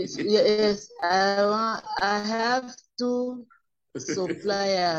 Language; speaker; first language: English; non-native, learner; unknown